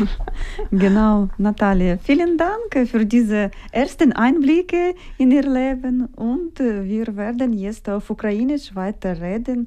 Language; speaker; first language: German; non-native, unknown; Ukrainian